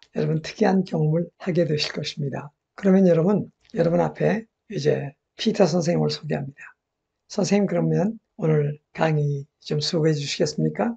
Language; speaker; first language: Korean; native; Korean